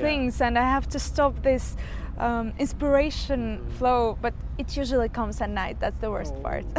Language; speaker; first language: English; non-native, fluent; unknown